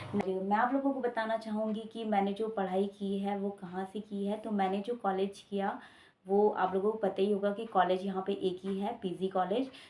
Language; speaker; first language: Hindi; native; Hindi